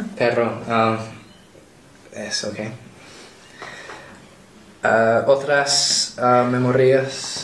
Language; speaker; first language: Spanish; non-native, learner; English